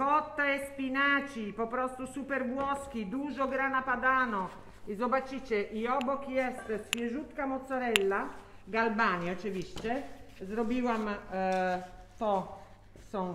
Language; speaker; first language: Polish; non-native, fluent; Italian